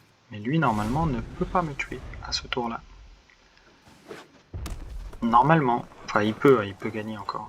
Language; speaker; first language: French; native; French